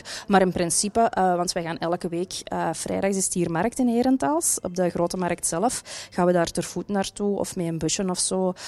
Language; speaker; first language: Dutch; native; Dutch